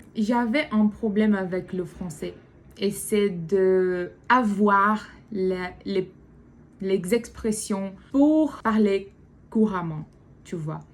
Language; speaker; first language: French; non-native, learner; Portuguese